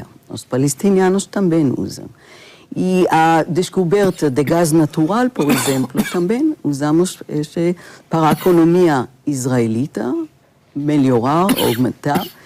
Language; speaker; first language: Portuguese; non-native, fluent; Hebrew